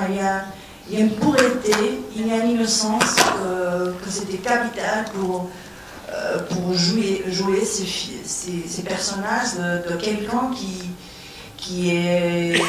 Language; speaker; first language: French; non-native, fluent; Spanish